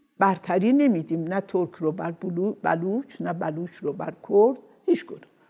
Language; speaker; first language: Persian; non-native, local second language; Azerbaijani